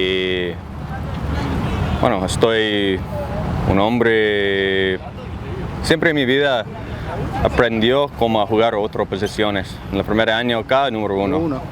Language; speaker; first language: Spanish; non-native, learner; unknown